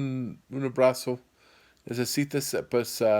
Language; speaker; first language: Spanish; non-native, fluent; English